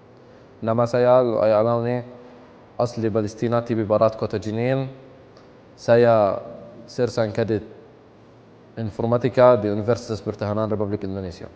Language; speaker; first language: Indonesian; non-native, fluent; Arabic